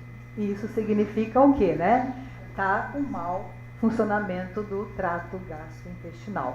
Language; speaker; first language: Portuguese; native; Portuguese